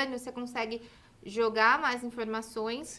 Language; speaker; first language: Portuguese; native; Portuguese